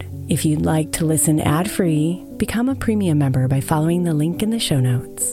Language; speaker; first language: English; native; English